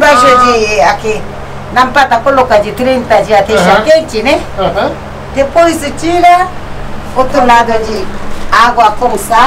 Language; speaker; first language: Portuguese; non-native, local second language; Korean